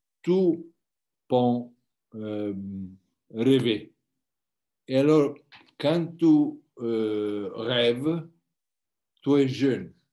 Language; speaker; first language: French; non-native, learner; Italian